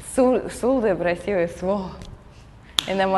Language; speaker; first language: Portuguese; non-native, learner; Russian